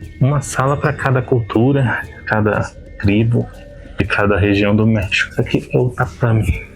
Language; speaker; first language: Portuguese; native; Portuguese